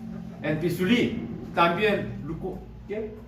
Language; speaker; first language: Spanish; non-native, learner; Korean